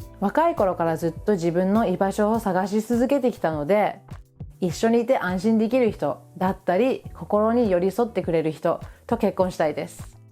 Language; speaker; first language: Japanese; early bilingual, other home language; English